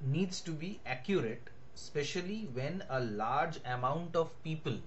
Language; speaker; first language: English; non-native, local second language; Bangla